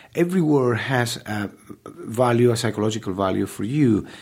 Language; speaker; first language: English; non-native, fluent; Spanish